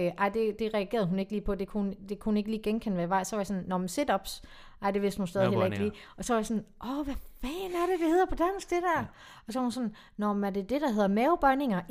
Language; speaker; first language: Danish; native; Danish